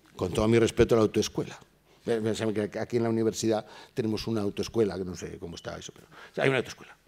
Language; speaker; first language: Spanish; native; Spanish